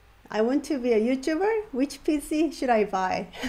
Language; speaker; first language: English; non-native, fluent; Japanese